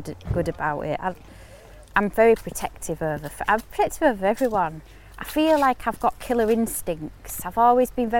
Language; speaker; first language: English; native; English